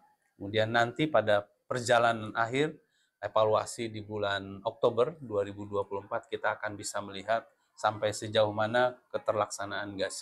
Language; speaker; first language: Indonesian; native; Indonesian